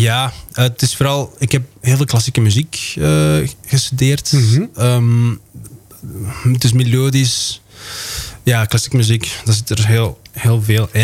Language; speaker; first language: Dutch; non-native, local second language; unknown